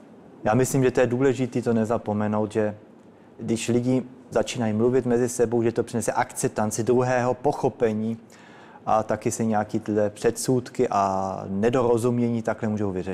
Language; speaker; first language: Czech; early bilingual, heritage; Czech